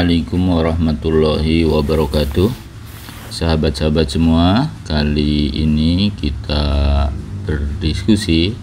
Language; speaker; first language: Indonesian; native; Indonesian